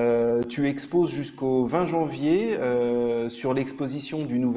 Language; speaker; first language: French; native; French